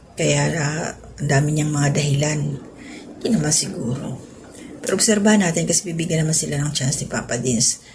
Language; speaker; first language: Filipino; non-native, local second language; Cebuano